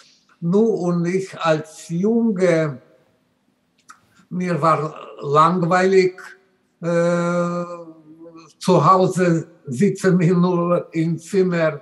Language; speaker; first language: German; non-native, learner; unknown